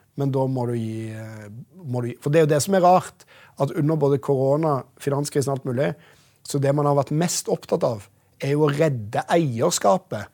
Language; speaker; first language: Norwegian; native; Norwegian